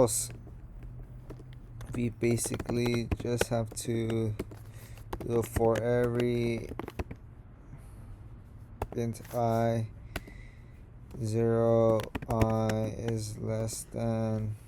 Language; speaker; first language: English; native; English